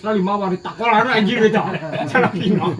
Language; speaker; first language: Indonesian; non-native, local second language; Sundanese